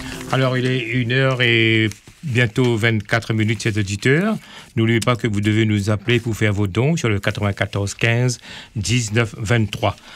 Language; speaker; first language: French; non-native, local second language; Morisyen